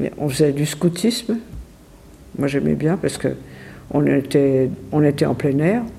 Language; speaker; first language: French; native; French